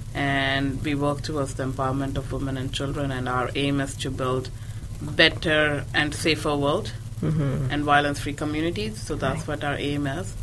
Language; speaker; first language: English; non-native, local second language; Hindi